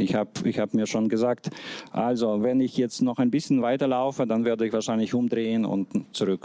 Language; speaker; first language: German; non-native, fluent; Russian